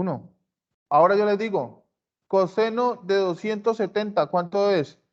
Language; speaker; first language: Spanish; native; Spanish